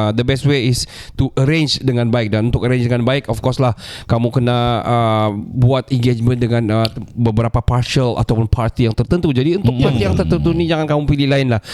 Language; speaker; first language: Malay; native; Malay